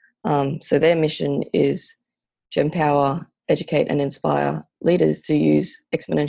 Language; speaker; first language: English; non-native, local second language; Filipino